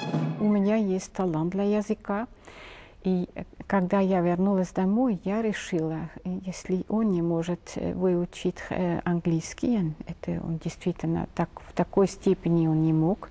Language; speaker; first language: Russian; non-native, fluent; Dutch